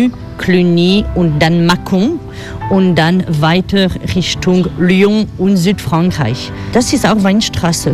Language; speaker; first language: German; non-native, fluent; French